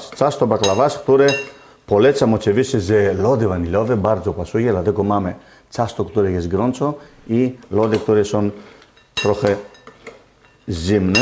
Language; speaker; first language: Polish; non-native, fluent; Greek